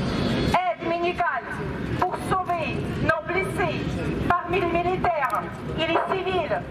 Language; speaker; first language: French; non-native, fluent; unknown